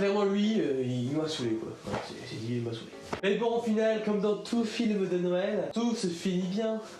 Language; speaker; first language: French; native; French